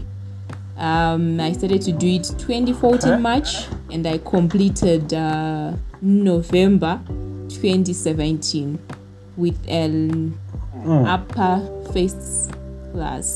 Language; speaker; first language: English; non-native, local second language; Shona